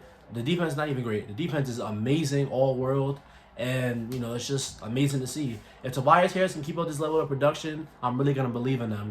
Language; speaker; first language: English; native; English